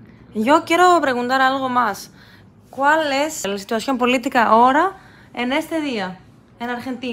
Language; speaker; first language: Spanish; non-native, learner; Greek